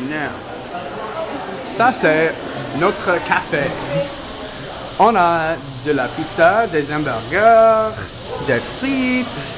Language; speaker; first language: French; non-native, learner; English